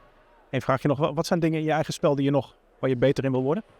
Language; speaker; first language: Dutch; native; Dutch